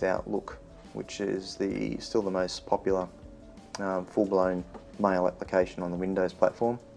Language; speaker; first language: English; native; English